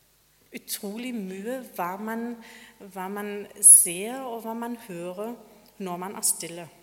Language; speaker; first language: Norwegian; non-native, fluent; German